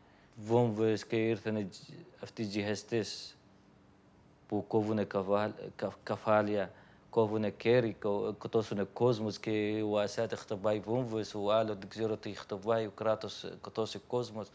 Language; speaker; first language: Greek; non-native, learner; Arabic